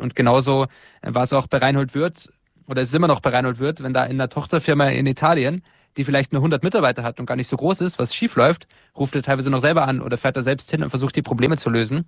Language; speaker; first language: German; native; German